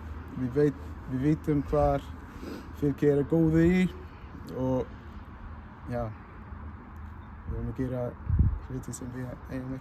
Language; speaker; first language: Icelandic; non-native, learner; English